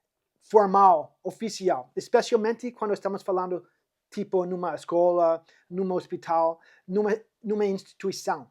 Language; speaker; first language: Portuguese; non-native, fluent; English